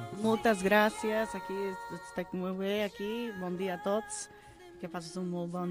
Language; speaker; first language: Catalan; non-native, learner; English